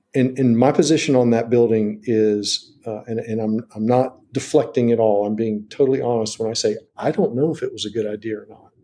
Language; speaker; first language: English; native; English